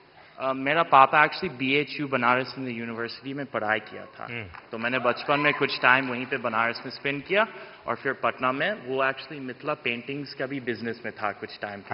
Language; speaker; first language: Hindi; non-native, fluent; English